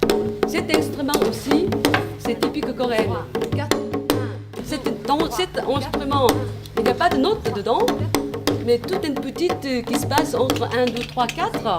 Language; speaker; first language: French; non-native, fluent; Korean